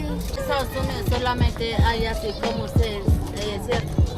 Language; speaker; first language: Spanish; non-native, local second language; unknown